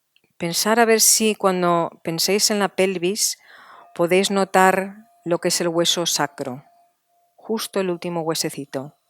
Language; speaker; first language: Spanish; native; Spanish